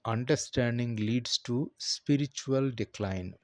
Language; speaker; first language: English; non-native, local second language; Telugu